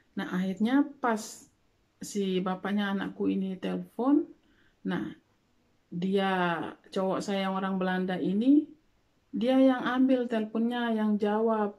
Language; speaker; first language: Indonesian; native; Indonesian